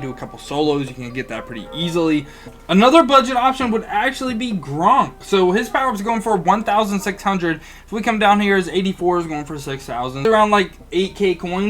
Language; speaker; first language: English; native; English